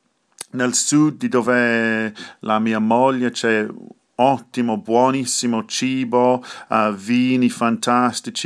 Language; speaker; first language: Italian; non-native, fluent; English